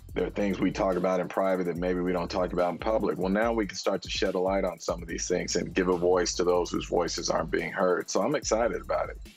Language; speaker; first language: English; native; English